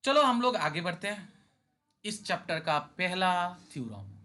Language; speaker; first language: Hindi; non-native, local second language; Bangla